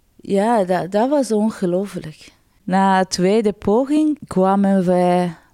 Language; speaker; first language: Dutch; non-native, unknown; Persian